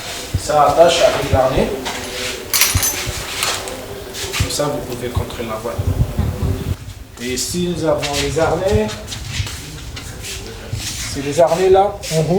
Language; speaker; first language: French; non-native, learner; Malagasy